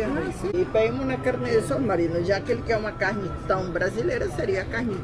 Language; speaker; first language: Spanish; non-native, learner; Portuguese